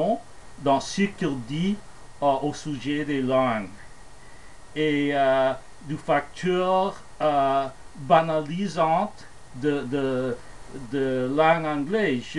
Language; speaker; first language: French; non-native, fluent; English